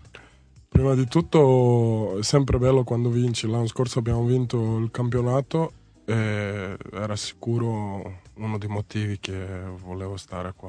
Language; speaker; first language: Italian; non-native, fluent; Serbian